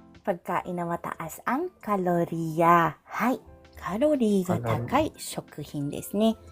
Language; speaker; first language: Japanese; non-native, fluent; Filipino